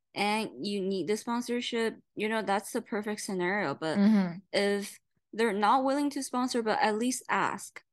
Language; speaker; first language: English; non-native, fluent; Chinese